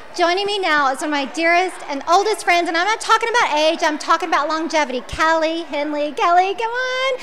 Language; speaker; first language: English; native; English